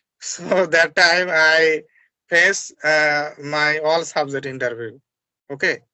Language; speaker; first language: English; non-native, learner; Bangla